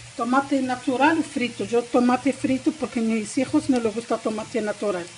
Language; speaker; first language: Spanish; non-native, learner; Arabic